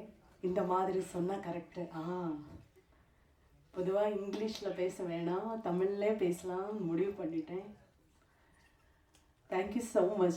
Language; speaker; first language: Tamil; non-native, fluent; Malayalam